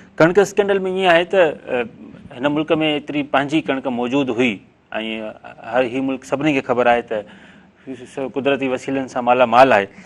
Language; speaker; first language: Sindhi; native; Sindhi